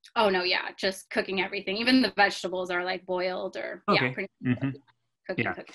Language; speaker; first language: English; native; English